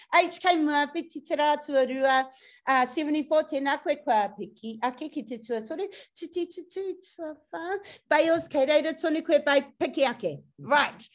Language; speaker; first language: Māori; non-native, local second language; English